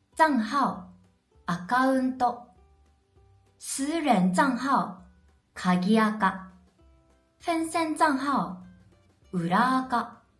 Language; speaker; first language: Japanese; native; Japanese